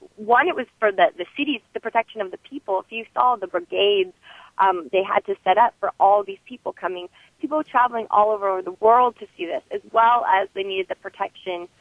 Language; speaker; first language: English; native; English